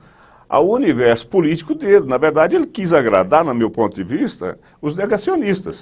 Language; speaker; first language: Portuguese; native; Portuguese